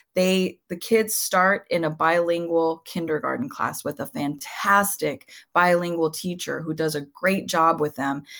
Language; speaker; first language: English; early bilingual, other home language; Spanish